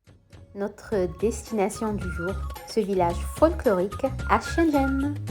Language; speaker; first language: French; non-native, local second language; Arabic